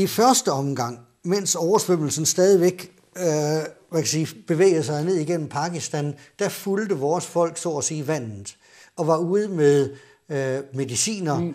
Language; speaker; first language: Danish; native; Danish